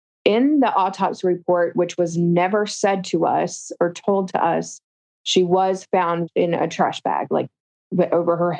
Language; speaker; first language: English; native; English